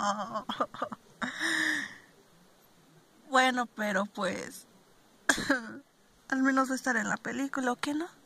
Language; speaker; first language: Spanish; native; Spanish